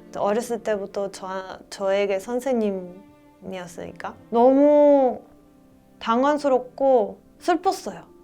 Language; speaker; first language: Korean; non-native, fluent; Spanish